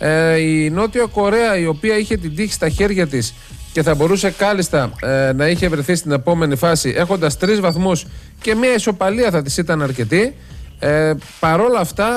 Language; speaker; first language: Greek; native; Greek